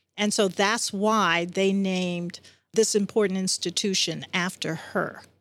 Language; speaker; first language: English; native; English